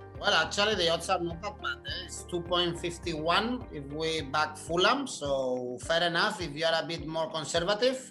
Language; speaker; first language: English; non-native, fluent; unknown